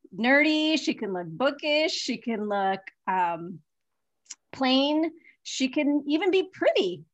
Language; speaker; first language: English; early bilingual, other home language; Hindi